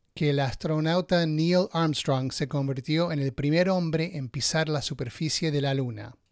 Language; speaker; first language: Spanish; native; Spanish